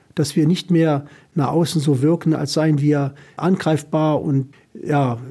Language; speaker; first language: German; native; German